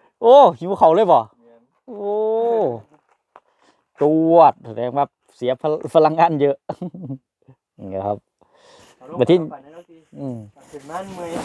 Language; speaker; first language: Thai; non-native, local second language; Northeastern Thai